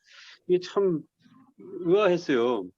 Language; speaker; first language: Korean; native; Korean